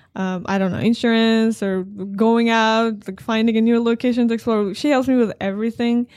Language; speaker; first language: English; non-native, fluent; Persian